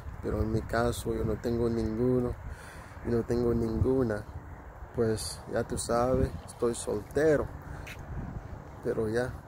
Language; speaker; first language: Spanish; non-native, local second language; Haitian Creole